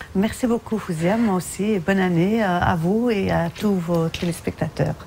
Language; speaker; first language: French; early bilingual, other home language; Arabic